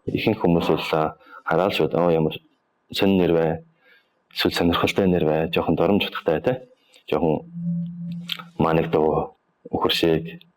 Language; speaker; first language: Mongolian; native; Mongolian